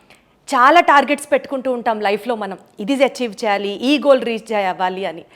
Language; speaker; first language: Telugu; native; Telugu